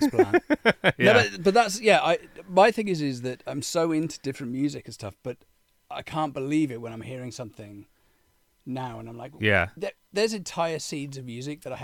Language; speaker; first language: English; native; English